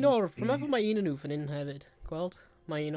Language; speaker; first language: Welsh; native; Welsh